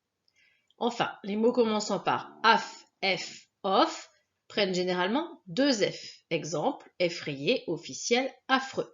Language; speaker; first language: French; native; French